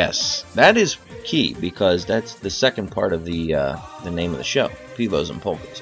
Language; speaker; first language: English; native; English